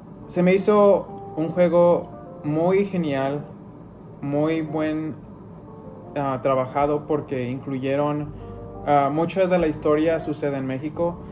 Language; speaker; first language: Spanish; early bilingual, other home language; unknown